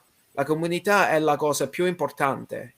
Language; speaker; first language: Italian; non-native, learner; English